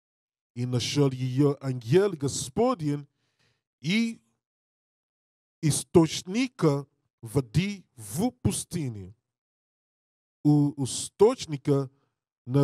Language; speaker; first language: Russian; non-native, learner; English